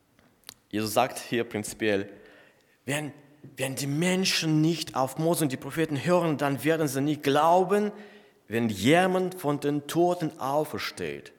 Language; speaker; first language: German; non-native, fluent; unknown